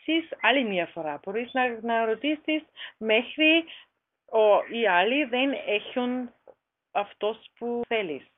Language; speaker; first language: Greek; non-native, learner; German